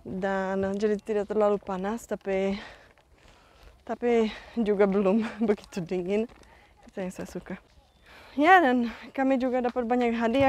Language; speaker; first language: Indonesian; non-native, fluent; Czech